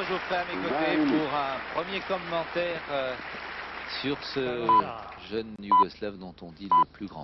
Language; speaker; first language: French; native; French